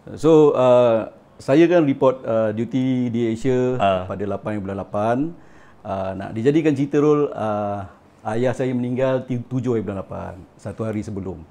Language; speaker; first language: Malay; native; Malay